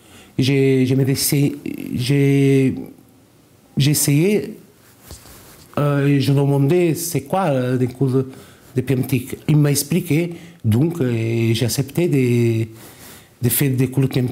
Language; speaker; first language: French; non-native, learner; Italian